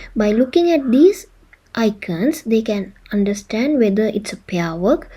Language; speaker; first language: English; non-native, local second language; Sinhala